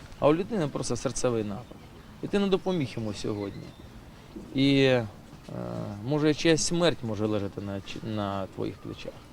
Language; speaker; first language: Ukrainian; non-native, local second language; Russian